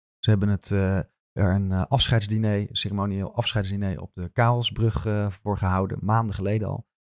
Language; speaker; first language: Dutch; native; Dutch